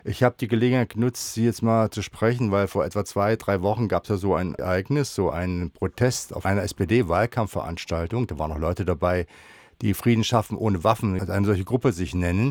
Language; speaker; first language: German; native; German